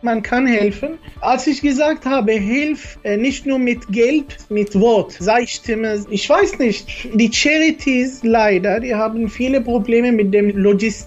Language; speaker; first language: German; non-native, learner; Arabic